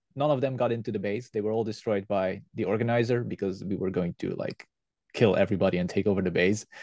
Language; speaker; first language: English; non-native, fluent; Dutch